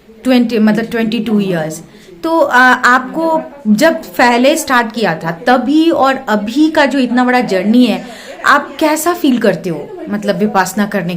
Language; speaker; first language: Hindi; native; Hindi